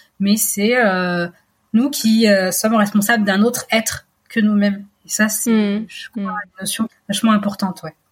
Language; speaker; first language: French; native; French